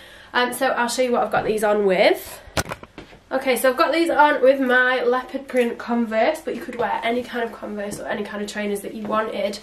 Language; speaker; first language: English; native; English